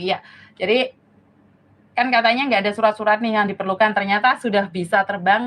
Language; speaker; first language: Indonesian; native; Indonesian